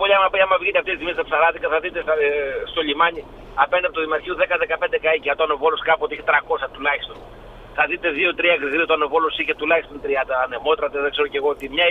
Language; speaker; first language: Greek; native; Greek